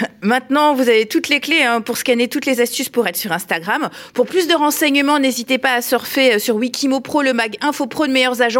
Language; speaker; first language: French; native; French